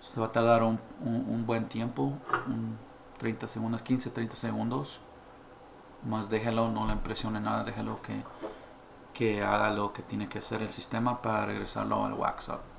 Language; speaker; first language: Spanish; early bilingual, heritage; Spanish